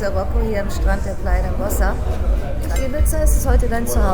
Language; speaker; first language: German; native; German